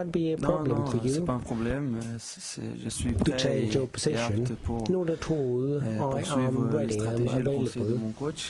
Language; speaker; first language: French; non-native, fluent; Portuguese